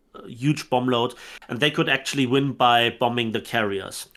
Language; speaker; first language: English; non-native, fluent; German